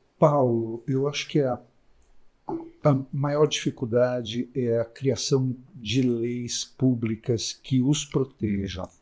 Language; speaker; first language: Portuguese; native; Portuguese